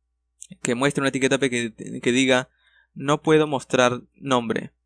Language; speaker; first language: Spanish; native; Spanish